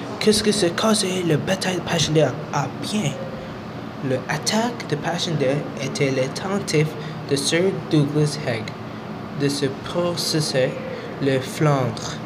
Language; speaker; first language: French; non-native, learner; English